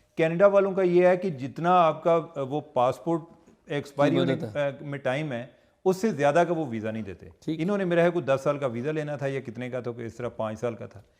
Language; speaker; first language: Urdu; non-native, local second language; Punjabi